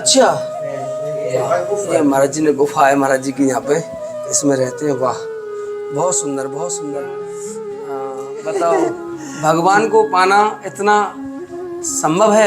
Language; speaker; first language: Hindi; native; Hindi